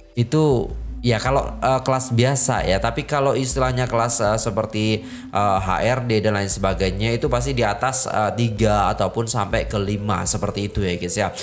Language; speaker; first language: Indonesian; native; Indonesian